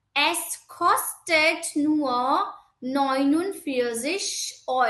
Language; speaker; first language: German; non-native, fluent; Hindi